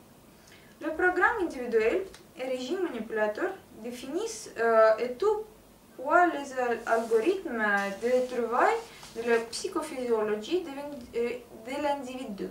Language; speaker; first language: French; non-native, learner; Russian